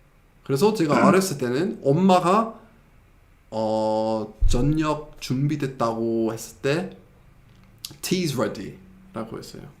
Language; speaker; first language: Korean; non-native, fluent; English